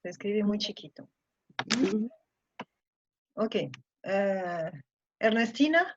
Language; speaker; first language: Spanish; non-native, fluent; French